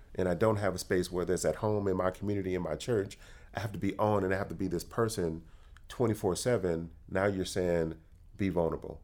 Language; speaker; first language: English; native; English